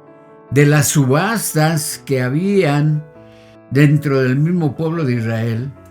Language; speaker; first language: Spanish; native; Spanish